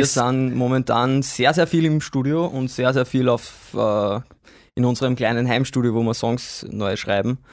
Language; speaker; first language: German; native; German